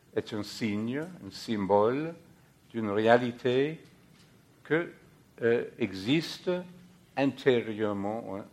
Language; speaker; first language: French; non-native, fluent; English